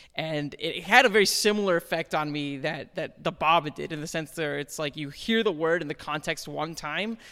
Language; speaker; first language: English; early bilingual, other home language; Hindi